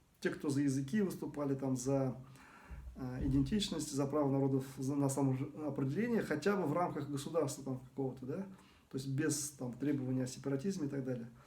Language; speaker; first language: Russian; non-native, local second language; Bashkir